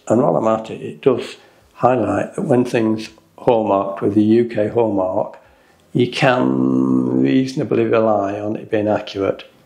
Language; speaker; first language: English; native; English